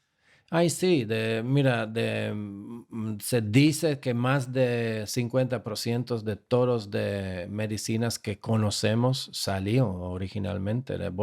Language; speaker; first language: Spanish; non-native, fluent; Slovak